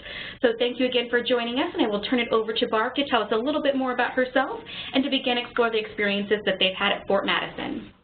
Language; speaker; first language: English; native; English